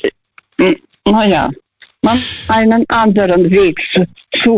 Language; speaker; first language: German; non-native, fluent; Russian